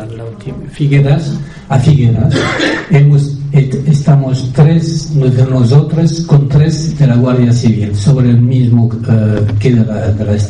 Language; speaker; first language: Spanish; non-native, fluent; French